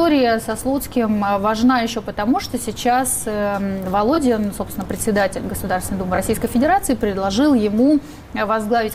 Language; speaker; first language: Russian; native; Russian